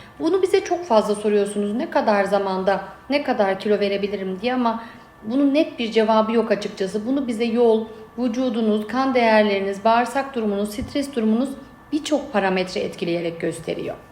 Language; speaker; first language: Turkish; native; Turkish